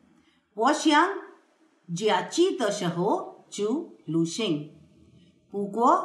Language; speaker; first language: Chinese; non-native, learner; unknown